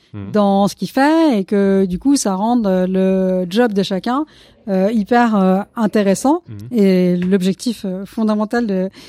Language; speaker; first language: French; non-native, fluent; Malayalam